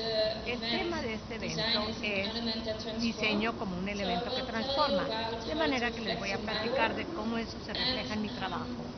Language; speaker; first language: Spanish; non-native, fluent; Dutch